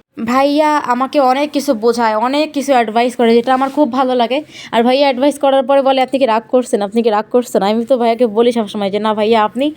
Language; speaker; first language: Bangla; native; Bangla